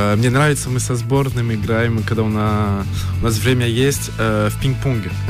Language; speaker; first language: Russian; early bilingual, heritage; Russian